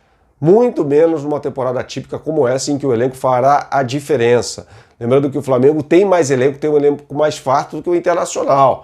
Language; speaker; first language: Portuguese; native; Portuguese